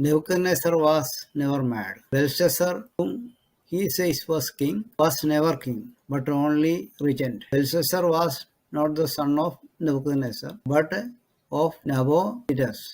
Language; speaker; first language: English; non-native, local second language; Malayalam